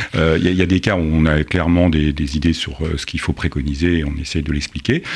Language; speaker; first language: French; native; French